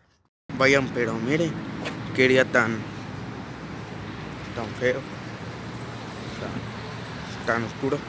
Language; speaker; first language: Spanish; native; Spanish